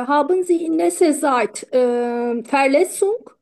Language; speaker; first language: German; non-native, learner; Turkish